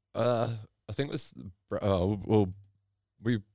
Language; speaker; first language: English; native; English